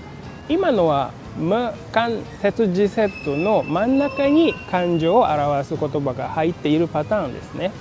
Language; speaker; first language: Japanese; non-native, fluent; Indonesian